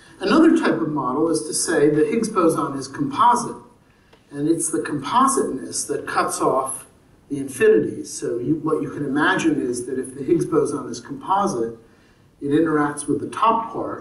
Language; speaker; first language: English; native; English